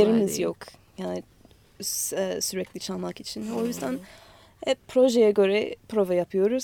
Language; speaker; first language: Turkish; non-native, fluent; English